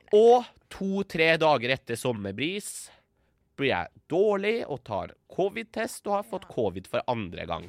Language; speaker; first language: Norwegian; early bilingual, other home language; Persian